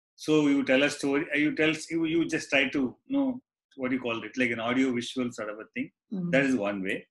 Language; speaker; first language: English; non-native, local second language; Tamil